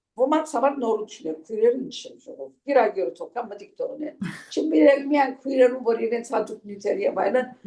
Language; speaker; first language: Armenian; native; Armenian